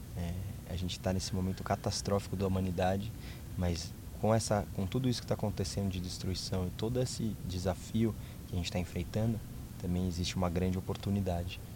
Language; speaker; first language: Portuguese; native; Portuguese